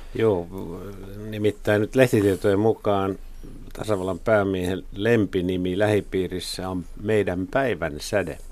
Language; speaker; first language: Finnish; native; Finnish